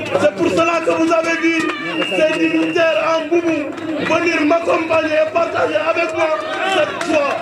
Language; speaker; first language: French; non-native, local second language; Wolof